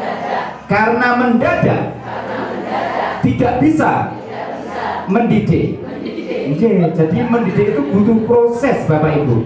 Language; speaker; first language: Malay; non-native, local second language; Javanese